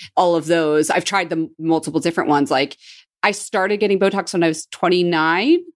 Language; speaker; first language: English; native; English